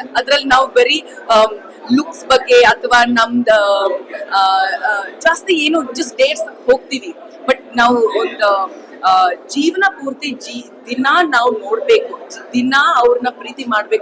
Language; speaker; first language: Kannada; non-native, fluent; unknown